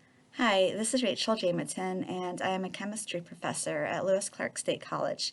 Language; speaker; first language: English; native; English